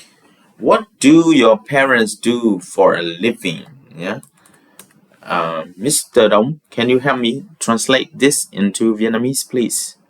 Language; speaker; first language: English; non-native, fluent; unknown